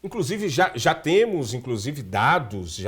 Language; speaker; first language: Portuguese; native; Portuguese